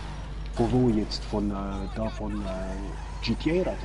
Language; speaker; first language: German; native; German